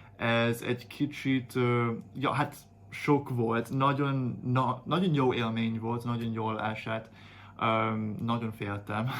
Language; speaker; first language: Hungarian; non-native, fluent; English